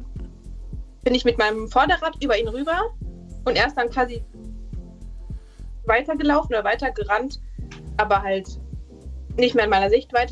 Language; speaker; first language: German; native; German